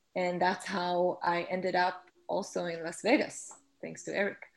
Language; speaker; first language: English; non-native, fluent; Hebrew